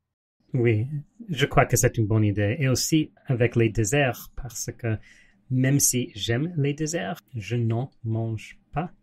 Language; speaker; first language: French; non-native, learner; English